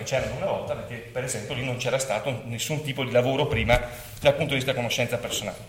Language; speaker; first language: Italian; native; Italian